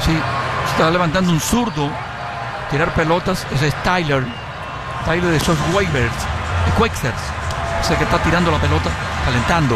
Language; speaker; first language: Spanish; native; Spanish